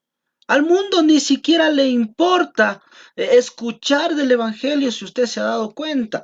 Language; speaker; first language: Spanish; native; Spanish